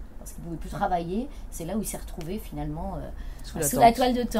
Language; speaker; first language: French; native; French